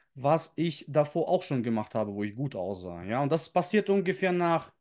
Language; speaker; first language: German; early bilingual, other home language; Russian